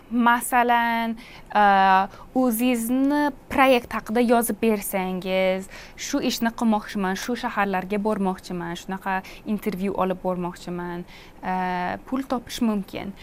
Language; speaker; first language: Uzbek; non-native, fluent; English